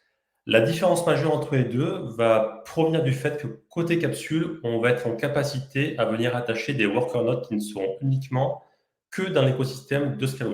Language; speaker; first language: French; native; French